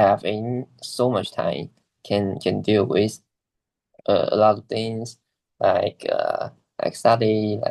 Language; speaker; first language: English; non-native, learner; Chinese